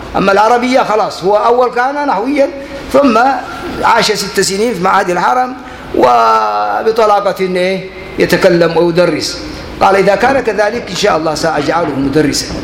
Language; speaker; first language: Arabic; non-native, fluent; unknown